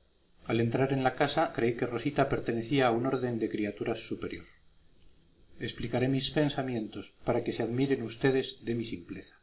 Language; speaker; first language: Spanish; native; Spanish